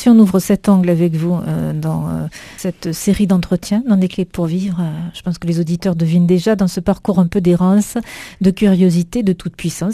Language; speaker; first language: French; native; French